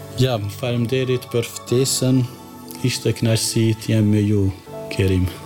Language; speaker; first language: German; non-native, fluent; Albanian